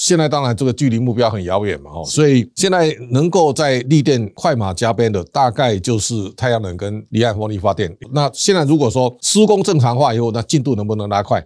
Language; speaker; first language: Chinese; native; Chinese